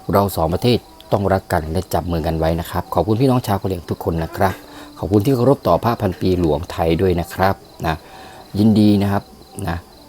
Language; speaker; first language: Thai; native; Thai